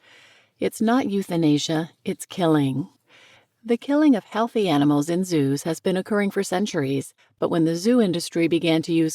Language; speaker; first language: English; native; English